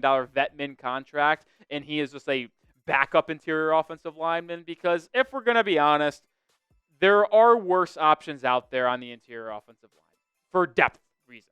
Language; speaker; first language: English; native; English